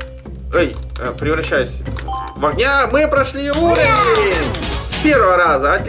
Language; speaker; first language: Russian; native; Russian